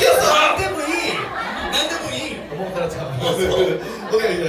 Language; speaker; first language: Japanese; non-native, learner; Korean